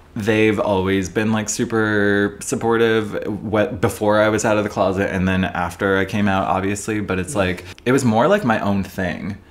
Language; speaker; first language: English; native; English